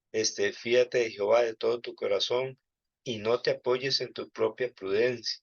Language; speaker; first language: Spanish; native; Spanish